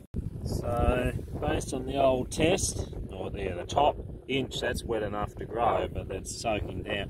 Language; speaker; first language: English; native; English